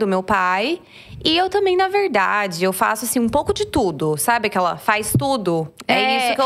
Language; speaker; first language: Portuguese; native; Portuguese